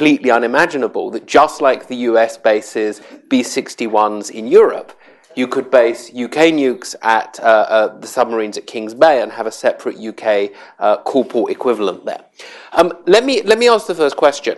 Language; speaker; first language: English; native; English